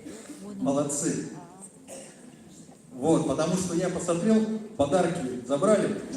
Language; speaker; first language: Russian; native; Russian